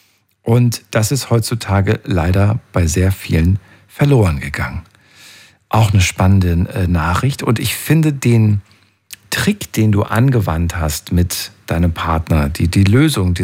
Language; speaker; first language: German; native; German